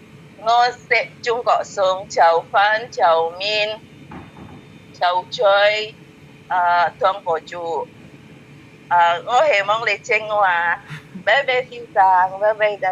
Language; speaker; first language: Cantonese; non-native, learner; Indonesian